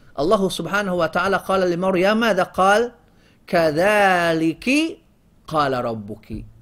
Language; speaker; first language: Arabic; non-native, fluent; Indonesian